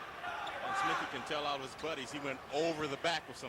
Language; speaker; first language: English; native; English